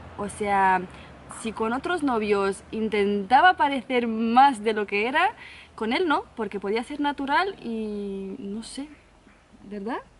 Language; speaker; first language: Spanish; non-native, fluent; Romanian